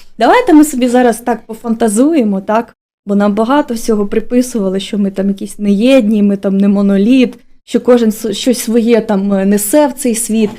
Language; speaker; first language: Ukrainian; native; Ukrainian